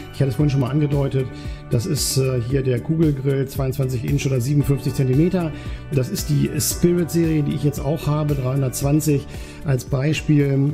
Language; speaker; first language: German; native; German